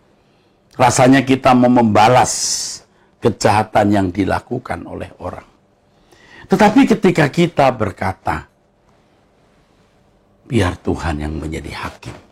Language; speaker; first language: Indonesian; native; Indonesian